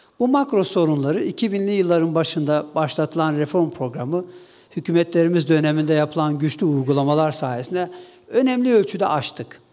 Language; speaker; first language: Turkish; non-native, local second language; Kurdish